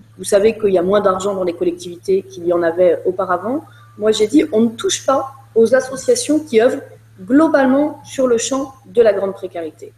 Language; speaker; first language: French; native; French